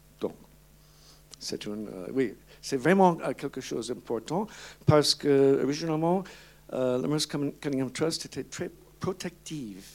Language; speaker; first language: French; non-native, learner; English